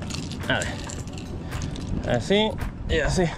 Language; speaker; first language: Spanish; native; Spanish